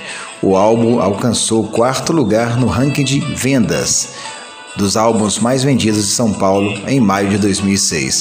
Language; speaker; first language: Portuguese; native; Portuguese